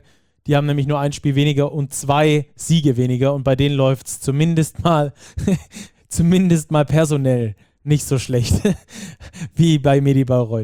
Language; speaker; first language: German; native; German